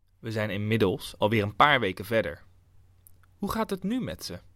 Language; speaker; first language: Dutch; native; Dutch